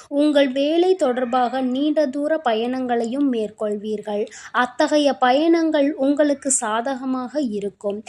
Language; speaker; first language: Tamil; native; Tamil